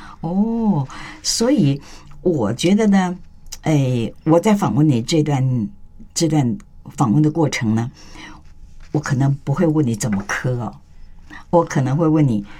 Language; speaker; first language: Chinese; native; Chinese